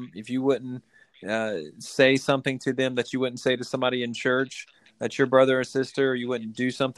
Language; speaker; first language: English; native; English